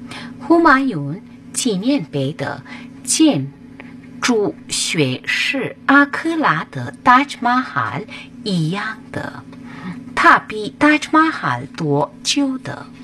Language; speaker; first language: Chinese; non-native, learner; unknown